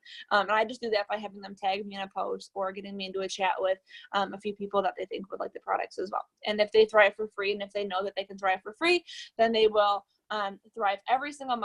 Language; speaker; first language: English; native; English